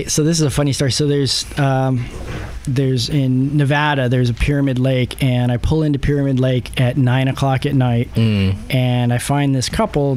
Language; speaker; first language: English; native; English